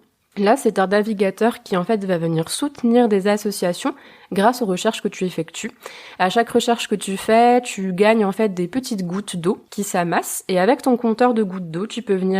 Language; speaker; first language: French; native; French